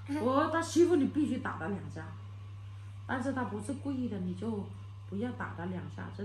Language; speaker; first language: Chinese; native; Chinese